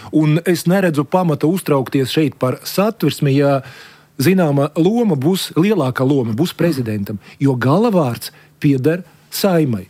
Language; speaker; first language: Latvian; non-native, local second language; Russian